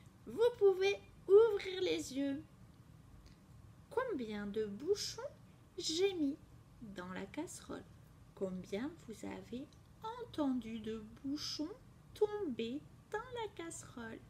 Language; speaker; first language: French; native; French